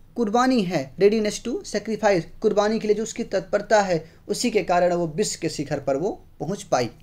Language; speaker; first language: Hindi; native; Hindi